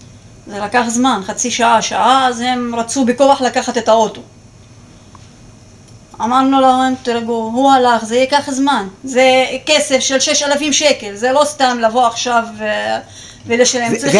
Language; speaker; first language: Hebrew; non-native, local second language; Arabic